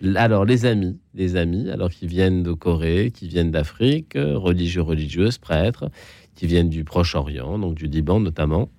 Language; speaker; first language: French; native; French